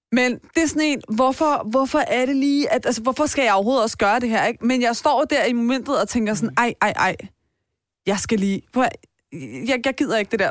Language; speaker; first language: Danish; early bilingual, other home language; Persian